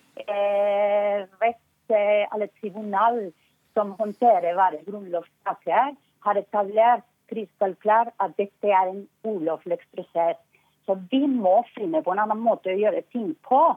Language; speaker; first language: Norwegian; non-native, fluent; Spanish